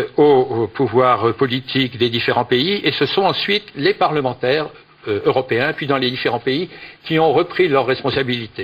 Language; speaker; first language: French; native; French